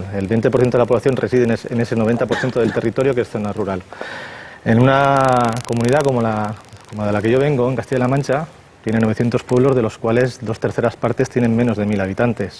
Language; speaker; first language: Spanish; native; Spanish